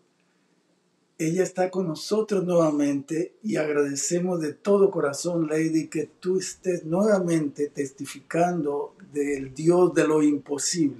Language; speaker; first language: Spanish; native; Spanish